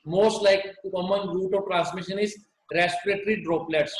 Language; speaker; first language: Hindi; non-native, local second language; Punjabi